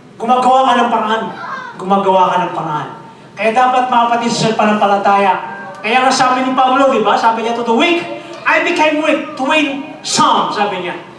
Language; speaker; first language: Filipino; non-native, local second language; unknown